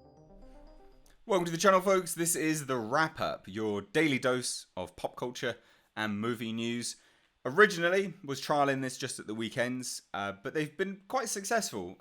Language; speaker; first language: English; native; English